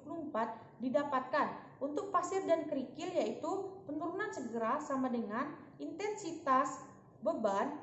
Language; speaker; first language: Indonesian; native; Indonesian